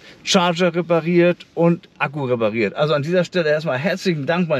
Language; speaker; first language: German; native; German